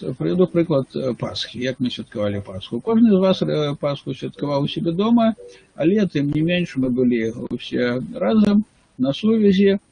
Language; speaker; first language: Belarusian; non-native, local second language; Russian